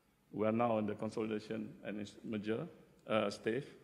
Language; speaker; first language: English; non-native, local second language; Malay